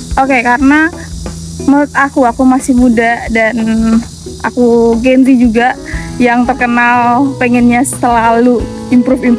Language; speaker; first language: Indonesian; native; Indonesian